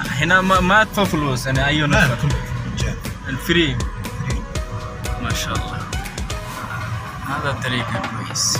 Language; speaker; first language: Arabic; non-native, learner; Bangla